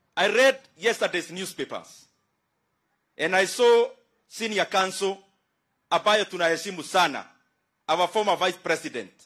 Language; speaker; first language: Swahili; non-native, local second language; Kikuyu